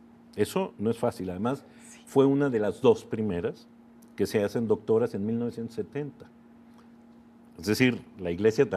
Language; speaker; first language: Spanish; native; Spanish